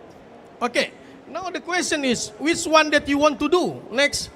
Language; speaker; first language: English; non-native, fluent; Indonesian